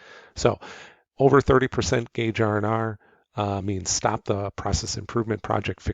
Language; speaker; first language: English; native; English